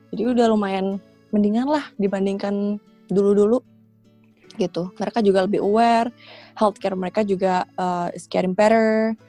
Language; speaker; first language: Indonesian; native; Indonesian